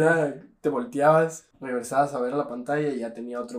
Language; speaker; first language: Spanish; native; Spanish